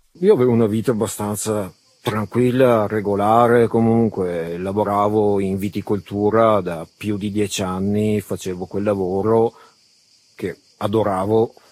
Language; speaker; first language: Italian; early bilingual, other home language; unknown